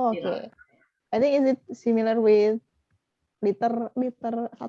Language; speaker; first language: English; non-native, learner; Indonesian